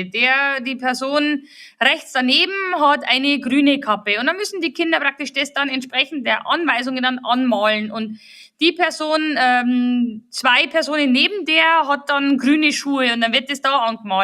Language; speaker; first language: German; native; German